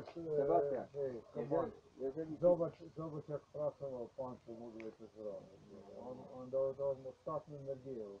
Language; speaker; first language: Polish; non-native, learner; Ukrainian